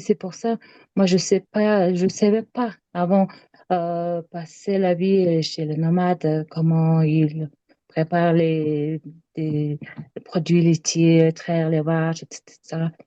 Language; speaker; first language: French; non-native, learner; Mongolian